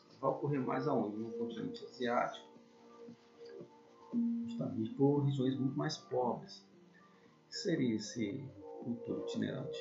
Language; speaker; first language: Portuguese; native; Portuguese